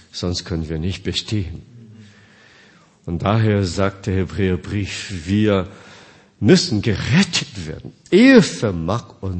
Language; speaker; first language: German; non-native, fluent; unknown